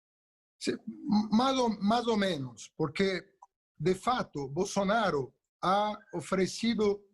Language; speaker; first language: Spanish; non-native, local second language; Portuguese